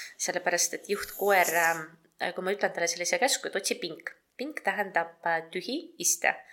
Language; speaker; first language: Estonian; non-native, local second language; Russian